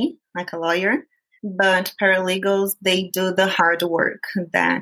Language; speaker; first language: English; non-native, fluent; Portuguese